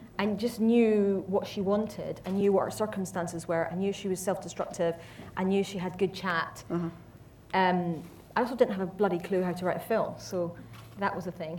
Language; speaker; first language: English; native; English